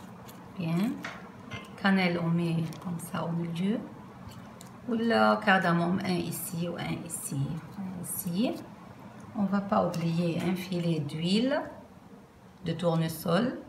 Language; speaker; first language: French; non-native, fluent; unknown